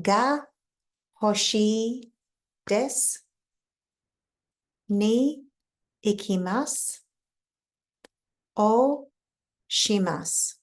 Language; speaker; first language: Japanese; non-native, fluent; English